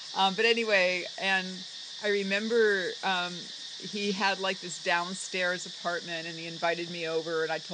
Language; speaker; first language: English; native; English